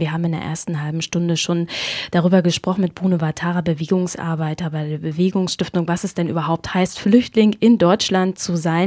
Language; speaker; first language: German; native; German